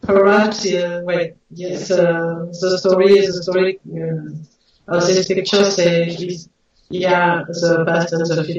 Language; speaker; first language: English; non-native, learner; French